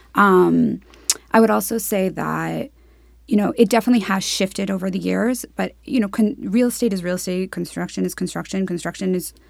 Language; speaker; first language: English; native; English